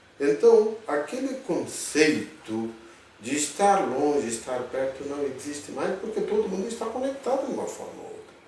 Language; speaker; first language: Portuguese; non-native, fluent; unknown